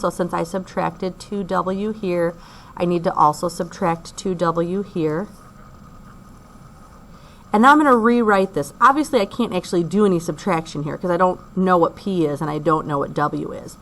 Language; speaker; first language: English; native; English